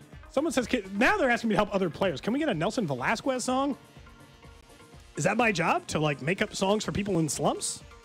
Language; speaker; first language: English; native; English